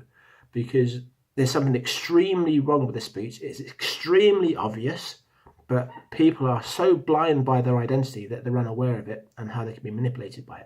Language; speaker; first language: English; native; English